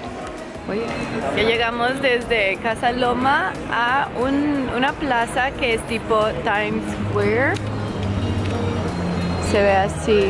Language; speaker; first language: Spanish; non-native, fluent; Croatian